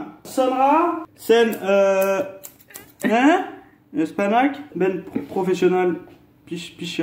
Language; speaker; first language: Turkish; non-native, learner; French